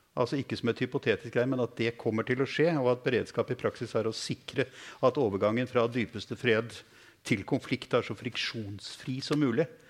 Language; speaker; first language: Norwegian; native; Norwegian